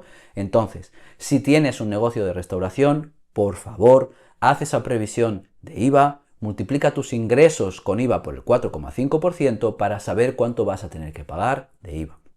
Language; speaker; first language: Spanish; native; Spanish